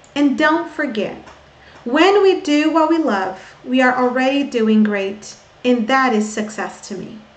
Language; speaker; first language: English; non-native, fluent; Portuguese